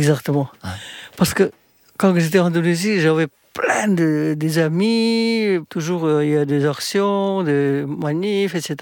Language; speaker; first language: French; non-native, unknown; Indonesian